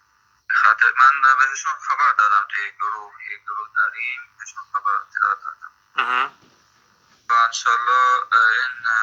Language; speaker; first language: Persian; non-native, fluent; Arabic